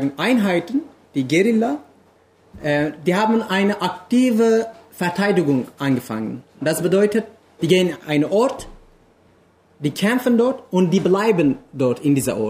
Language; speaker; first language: German; non-native, fluent; Kurdish